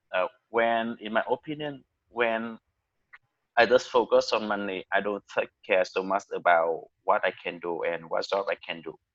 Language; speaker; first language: English; non-native, learner; Vietnamese